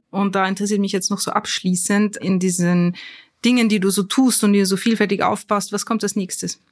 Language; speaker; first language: German; native; German